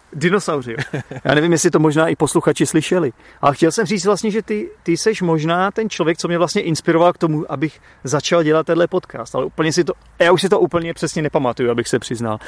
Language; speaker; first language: Czech; native; Czech